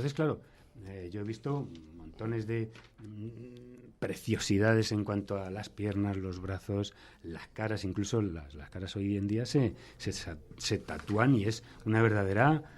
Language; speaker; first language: Spanish; native; Spanish